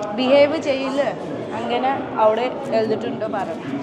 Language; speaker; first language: Malayalam; non-native, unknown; Nepali